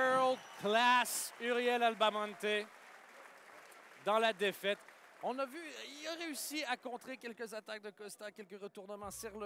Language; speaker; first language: French; native; French